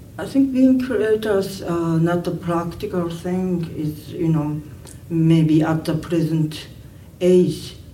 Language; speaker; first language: English; non-native, learner; Japanese